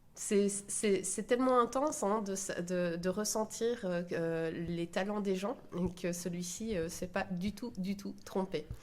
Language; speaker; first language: French; native; French